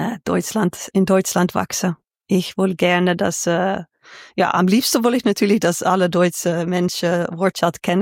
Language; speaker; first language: German; non-native, learner; Dutch